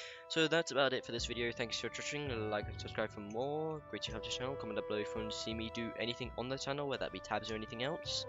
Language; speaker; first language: English; native; English